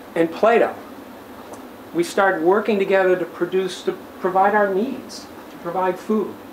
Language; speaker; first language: English; native; English